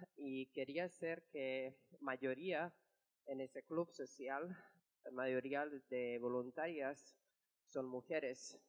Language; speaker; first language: Spanish; non-native, fluent; Serbian